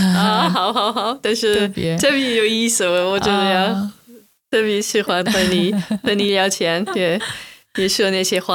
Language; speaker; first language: Chinese; non-native, fluent; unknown